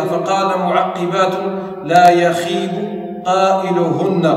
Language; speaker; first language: Arabic; native; Arabic